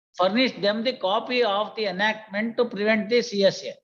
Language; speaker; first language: English; non-native, local second language; Kannada